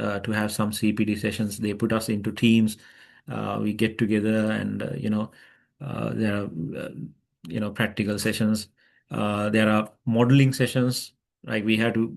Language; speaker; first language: English; non-native, local second language; Sinhala